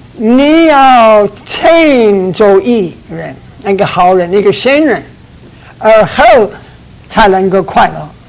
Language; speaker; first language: Chinese; early bilingual, heritage; Chinese